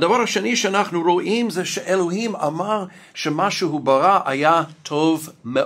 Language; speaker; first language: Hebrew; non-native, fluent; English